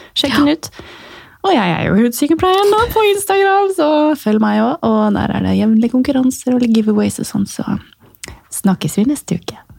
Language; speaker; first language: Norwegian; native; Norwegian